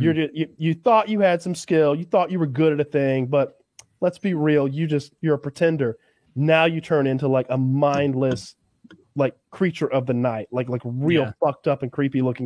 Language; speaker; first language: English; native; English